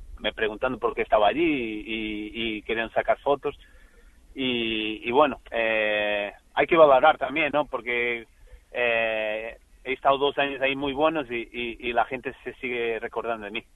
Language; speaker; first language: Spanish; non-native, fluent; Portuguese